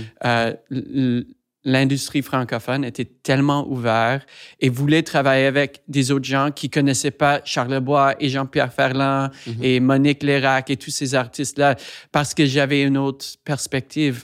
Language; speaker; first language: French; non-native, fluent; English